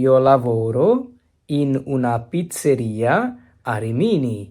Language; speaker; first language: Italian; non-native, learner; Bangla